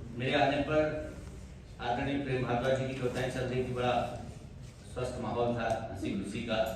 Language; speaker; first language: Hindi; native; Hindi